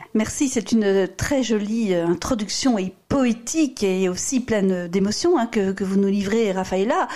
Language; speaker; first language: French; native; French